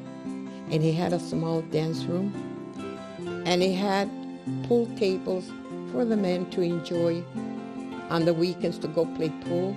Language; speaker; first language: English; early bilingual, other home language; Spanish